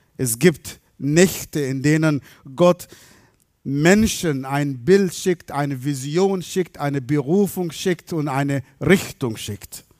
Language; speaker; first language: German; non-native, fluent; Arabic